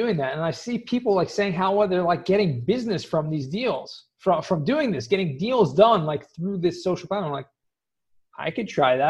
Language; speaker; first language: English; native; English